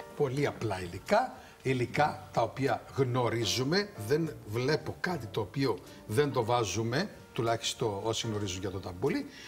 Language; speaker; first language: Greek; native; Greek